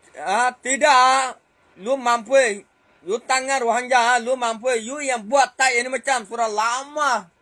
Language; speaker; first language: Malay; non-native, fluent; Rohingya